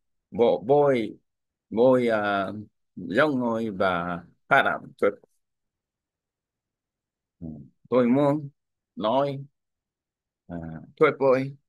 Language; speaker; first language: Vietnamese; non-native, learner; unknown